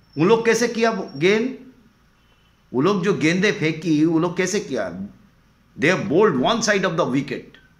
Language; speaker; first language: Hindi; non-native, local second language; Bangla